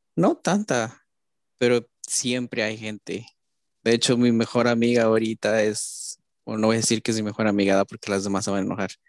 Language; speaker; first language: Spanish; native; Spanish